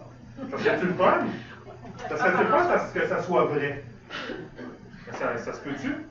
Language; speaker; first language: French; native; French